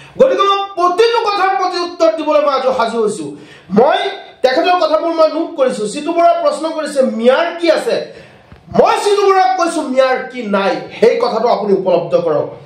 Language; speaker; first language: Assamese; non-native, local second language; Bangla